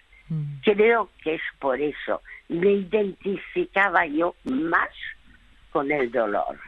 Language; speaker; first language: Spanish; early bilingual, other home language; French